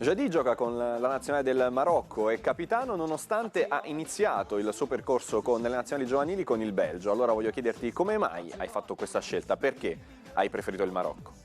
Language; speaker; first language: Italian; native; Italian